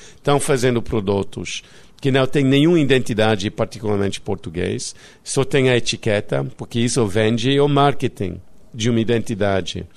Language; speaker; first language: Portuguese; non-native, fluent; English